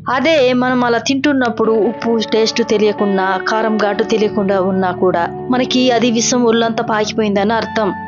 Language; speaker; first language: Telugu; non-native, local second language; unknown